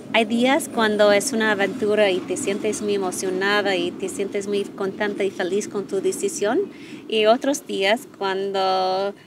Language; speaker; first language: Spanish; non-native, fluent; English